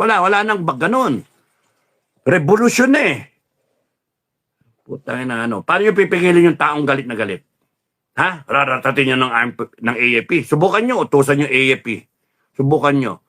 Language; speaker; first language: Filipino; native; Filipino